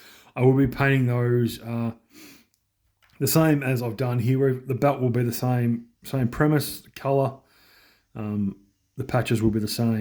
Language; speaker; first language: English; native; English